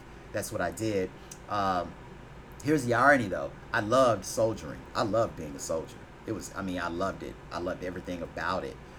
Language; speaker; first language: English; native; English